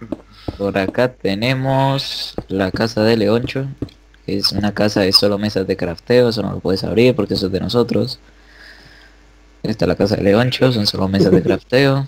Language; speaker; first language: Spanish; native; Spanish